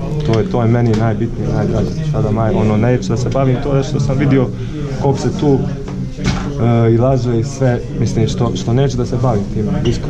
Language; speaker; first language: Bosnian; early bilingual, heritage; Croatian